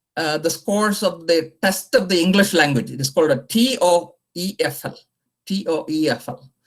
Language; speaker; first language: English; non-native, local second language; Malayalam